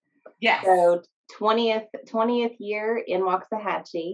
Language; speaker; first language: English; native; English